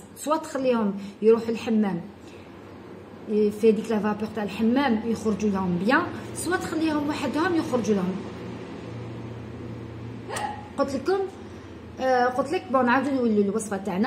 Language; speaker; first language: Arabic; native; Arabic